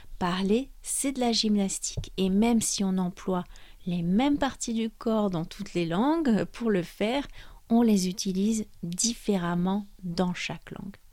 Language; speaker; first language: French; native; French